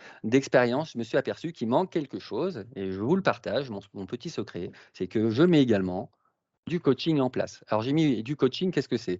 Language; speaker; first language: French; native; French